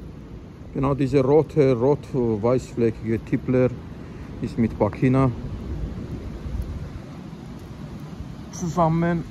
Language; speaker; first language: German; non-native, fluent; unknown